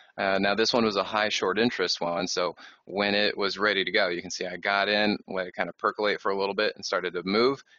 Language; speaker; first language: English; native; English